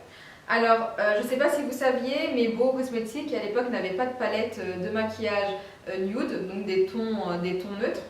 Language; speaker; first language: French; native; French